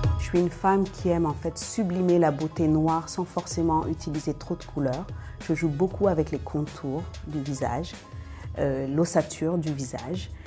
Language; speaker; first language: French; early bilingual, other home language; Wolof